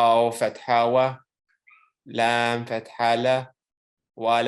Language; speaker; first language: Arabic; non-native, learner; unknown